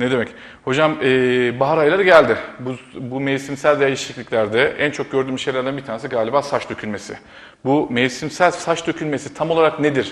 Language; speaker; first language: Turkish; native; Turkish